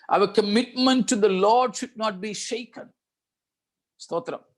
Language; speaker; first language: English; non-native, local second language; Malayalam